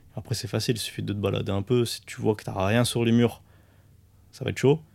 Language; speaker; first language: French; early bilingual, other home language; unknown